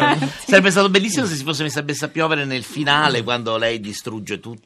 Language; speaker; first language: Italian; native; Italian